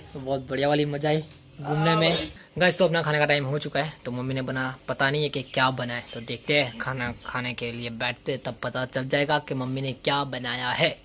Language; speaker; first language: Hindi; non-native, local second language; Gujarati